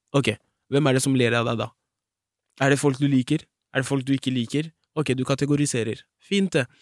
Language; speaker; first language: Norwegian; early bilingual, other home language; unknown